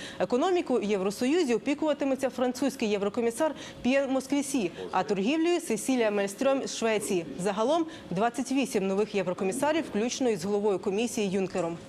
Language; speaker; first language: Ukrainian; native; Ukrainian